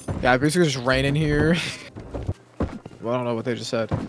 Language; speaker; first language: English; native; English